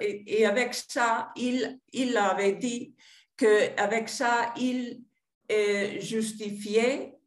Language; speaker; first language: French; non-native, fluent; Spanish